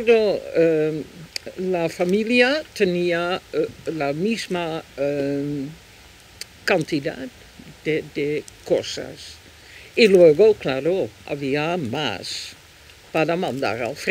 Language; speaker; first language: Spanish; non-native, fluent; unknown